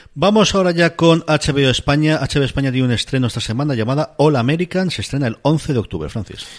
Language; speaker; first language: Spanish; native; Spanish